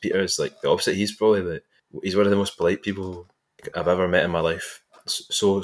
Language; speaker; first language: English; native; English